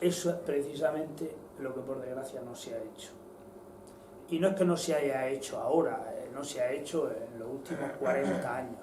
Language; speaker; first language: Spanish; native; Spanish